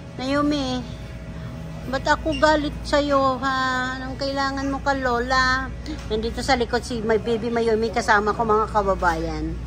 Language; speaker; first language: Filipino; non-native, local second language; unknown